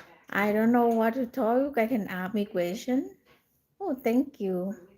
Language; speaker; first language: English; non-native, learner; Thai